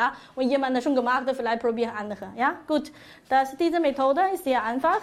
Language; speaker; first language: German; non-native, learner; Chinese